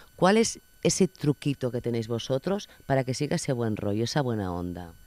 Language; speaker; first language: Spanish; non-native, local second language; Catalan